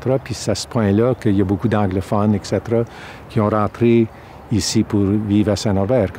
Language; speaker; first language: French; native; French